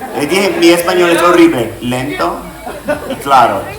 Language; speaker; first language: Spanish; non-native, learner; English